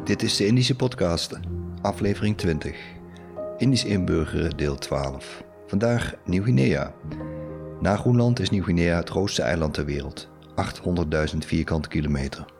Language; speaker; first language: Dutch; native; Dutch